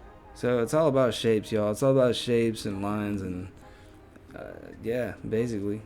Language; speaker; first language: English; native; English